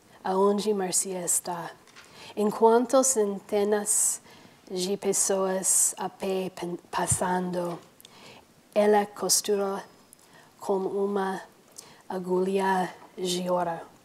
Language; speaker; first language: Portuguese; non-native, learner; English